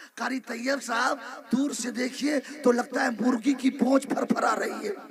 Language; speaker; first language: Hindi; native; Hindi